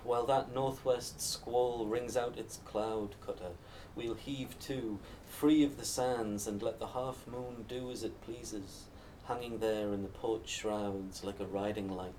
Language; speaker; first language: English; native; English